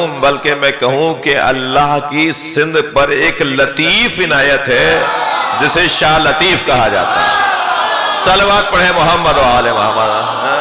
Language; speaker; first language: Urdu; native; Urdu